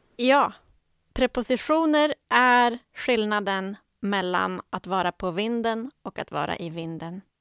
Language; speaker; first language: Swedish; native; Swedish